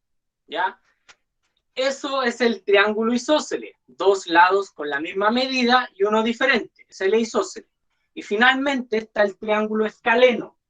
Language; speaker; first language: Spanish; native; Spanish